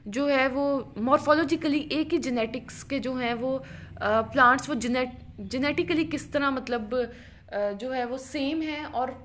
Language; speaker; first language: Urdu; non-native, local second language; Punjabi